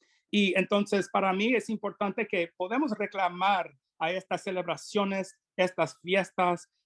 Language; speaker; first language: Spanish; non-native, fluent; English